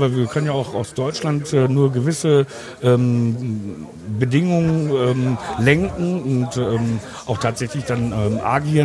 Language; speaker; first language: German; native; German